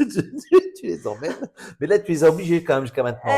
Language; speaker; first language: French; native; French